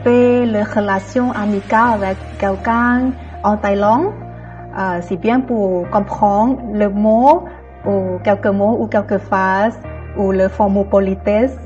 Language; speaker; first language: French; non-native, fluent; Thai